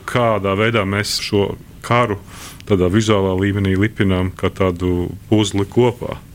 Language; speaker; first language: Latvian; native; Latvian